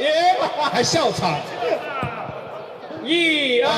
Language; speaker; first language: Chinese; native; Chinese